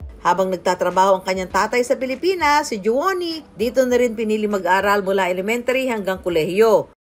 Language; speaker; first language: Filipino; native; Filipino